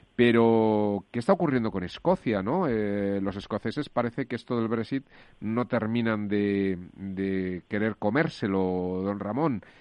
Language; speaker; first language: Spanish; native; Spanish